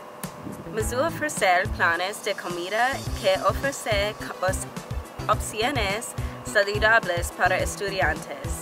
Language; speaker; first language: Spanish; non-native, learner; English